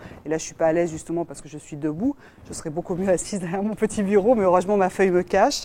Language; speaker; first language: French; native; French